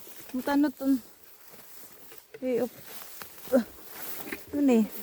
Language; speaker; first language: Finnish; non-native, learner; Filipino